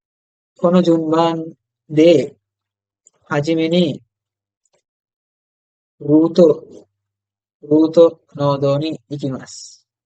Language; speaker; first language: Japanese; non-native, fluent; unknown